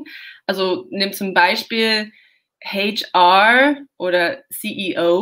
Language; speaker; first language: German; non-native, fluent; English